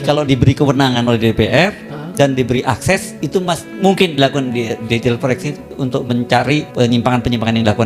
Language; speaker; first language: Indonesian; native; Indonesian